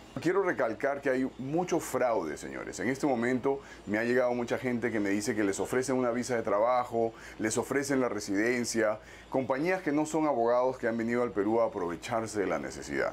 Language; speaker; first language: Spanish; native; Spanish